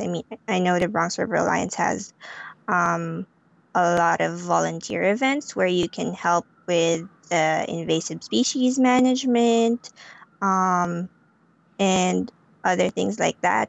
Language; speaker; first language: English; non-native, local second language; Filipino